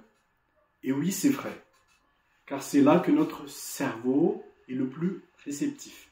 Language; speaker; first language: French; non-native, local second language; Malagasy